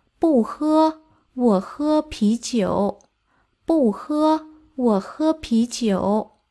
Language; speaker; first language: Chinese; non-native, fluent; Vietnamese